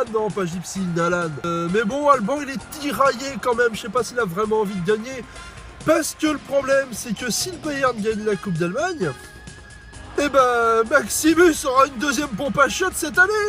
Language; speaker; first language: French; native; French